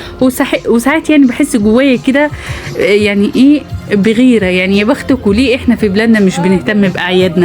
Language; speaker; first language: Arabic; native; Arabic